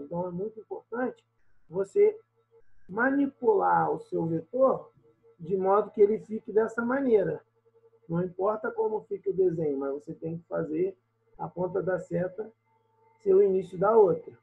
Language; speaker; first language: Portuguese; native; Portuguese